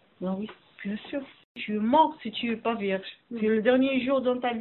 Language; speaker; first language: French; non-native, learner; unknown